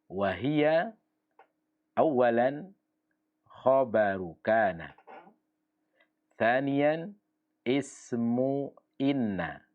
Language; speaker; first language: Arabic; non-native, fluent; Indonesian